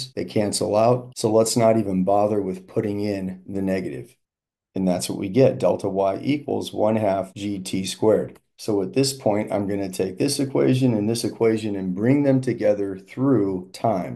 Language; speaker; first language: English; native; English